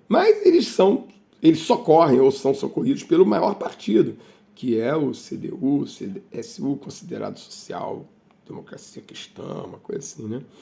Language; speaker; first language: Portuguese; native; Portuguese